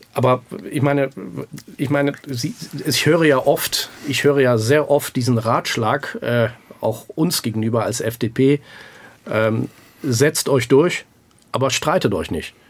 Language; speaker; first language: German; early bilingual, other home language; Persian